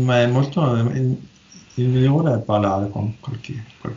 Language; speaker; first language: Italian; non-native, learner; Norwegian